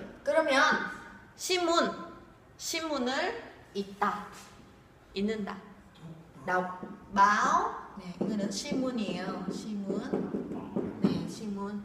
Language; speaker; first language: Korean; non-native, fluent; Vietnamese